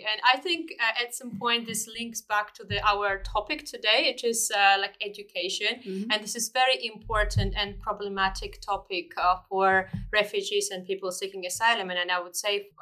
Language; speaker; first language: English; non-native, fluent; Georgian